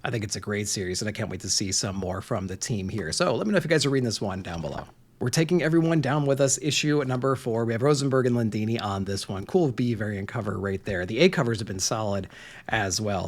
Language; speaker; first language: English; native; English